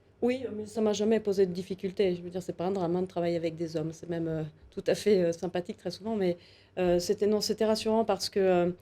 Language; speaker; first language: French; native; French